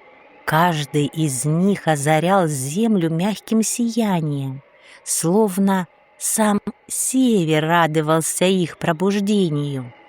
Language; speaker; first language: Russian; native; Russian